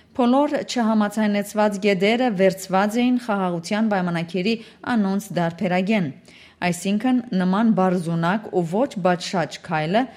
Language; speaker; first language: Armenian; native; Armenian